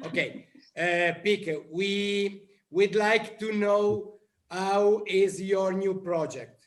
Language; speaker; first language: English; non-native, learner; Italian